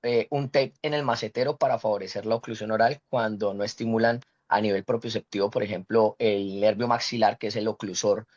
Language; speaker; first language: Spanish; native; Spanish